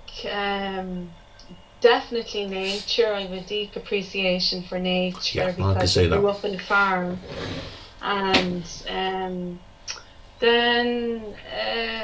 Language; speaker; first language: English; native; English